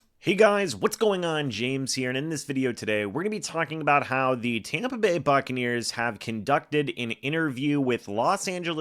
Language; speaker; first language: English; native; English